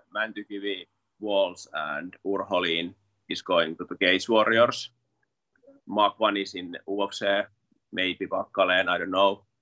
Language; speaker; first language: English; non-native, learner; Finnish